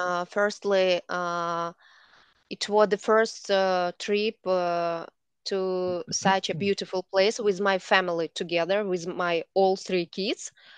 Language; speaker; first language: English; non-native, learner; Russian